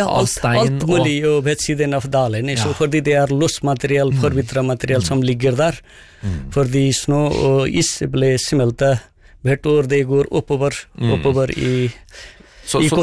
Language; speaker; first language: Norwegian; non-native, fluent; Nepali